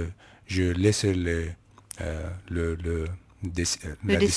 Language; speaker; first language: French; non-native, learner; Kurdish